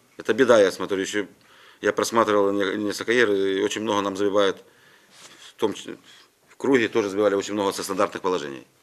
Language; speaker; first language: Russian; non-native, local second language; Ukrainian